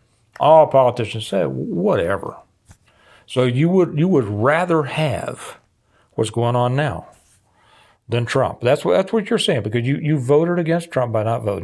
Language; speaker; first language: English; native; English